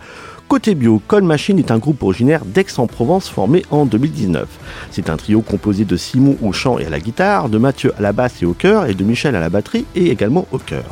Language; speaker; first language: French; native; French